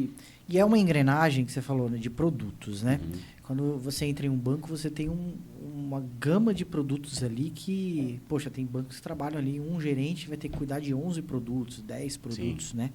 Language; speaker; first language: Portuguese; native; Portuguese